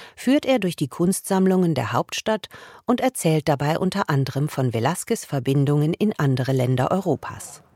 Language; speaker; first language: German; native; German